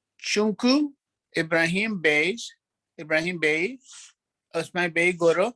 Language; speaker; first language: Turkish; non-native, learner; Urdu